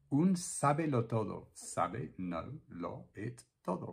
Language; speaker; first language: Spanish; non-native, fluent; English